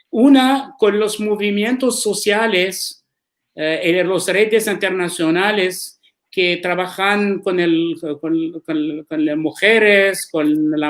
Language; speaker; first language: Spanish; non-native, learner; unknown